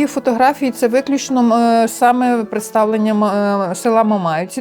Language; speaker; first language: Ukrainian; native; Ukrainian